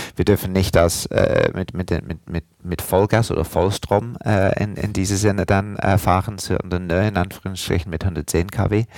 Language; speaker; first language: German; non-native, fluent; English